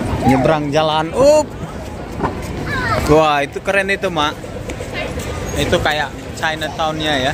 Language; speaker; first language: Indonesian; native; Indonesian